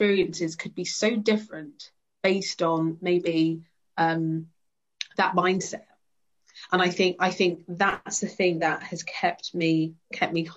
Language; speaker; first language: English; native; English